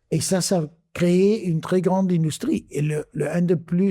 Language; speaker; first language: French; non-native, fluent; Spanish